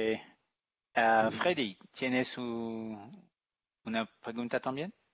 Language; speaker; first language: Spanish; non-native, fluent; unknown